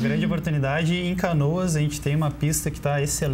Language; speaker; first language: Portuguese; native; Portuguese